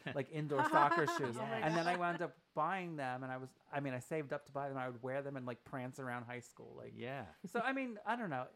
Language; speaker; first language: English; native; English